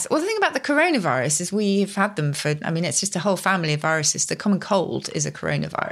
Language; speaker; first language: English; native; English